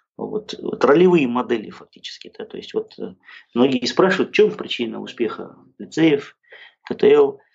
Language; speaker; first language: Russian; non-native, local second language; Kazakh